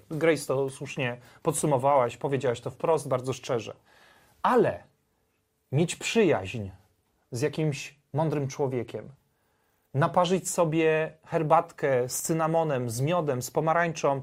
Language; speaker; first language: Polish; native; Polish